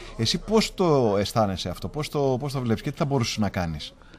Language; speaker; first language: Greek; native; Greek